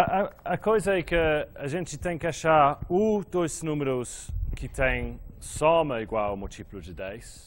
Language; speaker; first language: Portuguese; non-native, fluent; English